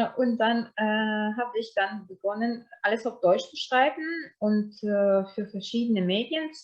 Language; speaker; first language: German; non-native, fluent; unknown